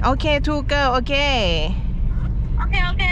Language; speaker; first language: English; non-native, learner; Thai